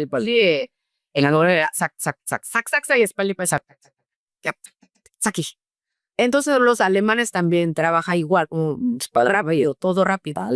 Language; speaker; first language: Spanish; non-native, fluent; Korean